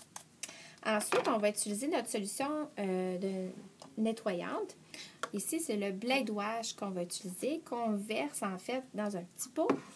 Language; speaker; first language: French; native; French